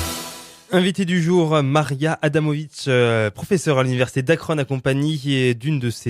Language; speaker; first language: French; native; French